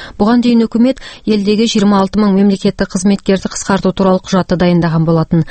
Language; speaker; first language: Kazakh; native; Kazakh